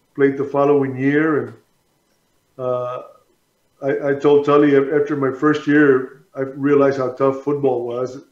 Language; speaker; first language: English; native; English